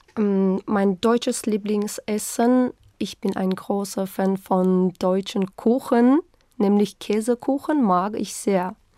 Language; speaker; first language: German; non-native, fluent; Uzbek